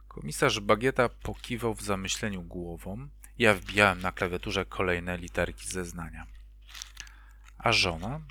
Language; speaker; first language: Polish; native; Polish